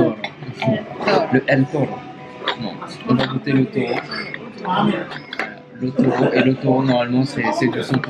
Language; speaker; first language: French; native; French